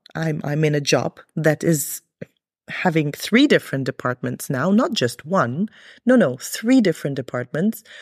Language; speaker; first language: English; early bilingual, other home language; Arabic